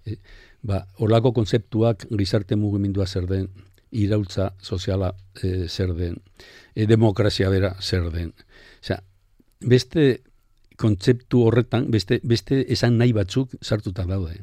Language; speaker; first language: Basque; non-native, local second language; Spanish